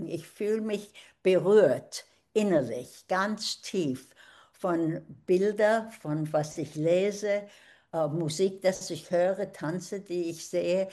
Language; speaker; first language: German; early bilingual, heritage; German